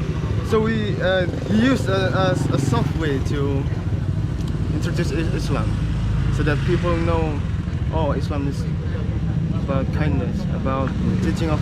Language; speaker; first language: English; non-native, fluent; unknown